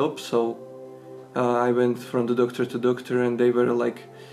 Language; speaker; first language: English; non-native, fluent; Slovak